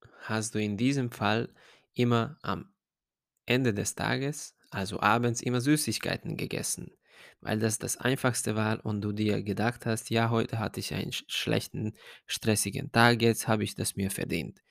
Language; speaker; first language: German; non-native, fluent; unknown